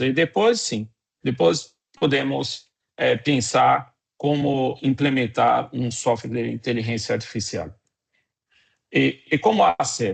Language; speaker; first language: Portuguese; non-native, fluent; Spanish